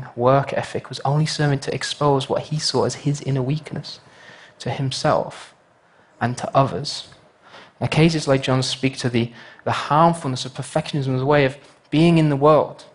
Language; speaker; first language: English; native; English